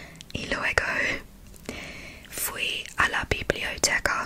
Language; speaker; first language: Spanish; non-native, learner; English